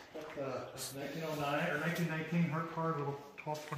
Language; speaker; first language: English; native; English